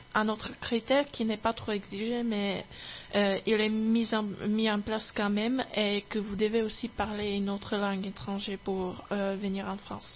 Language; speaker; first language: French; non-native, fluent; Czech